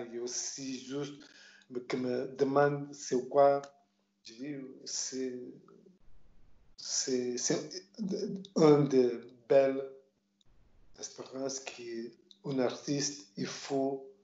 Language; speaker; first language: French; non-native, local second language; Portuguese